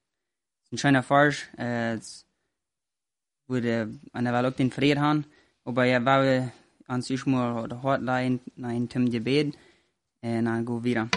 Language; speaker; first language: German; non-native, learner; Plautdietsch